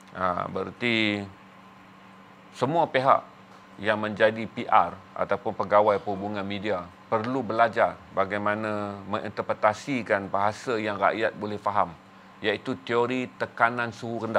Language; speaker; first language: Malay; native; Malay